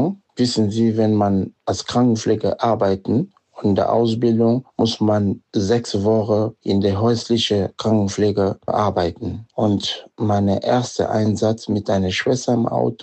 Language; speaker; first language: German; non-native, fluent; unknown